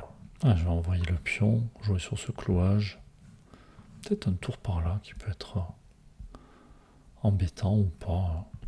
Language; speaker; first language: French; native; French